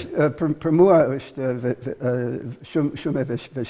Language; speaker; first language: Albanian; non-native, learner; English